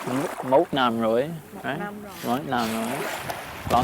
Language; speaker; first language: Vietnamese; non-native, learner; English